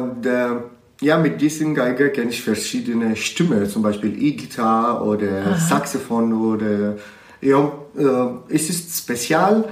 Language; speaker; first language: German; non-native, learner; Arabic